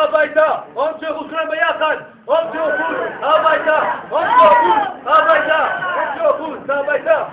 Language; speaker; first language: Hebrew; non-native, learner; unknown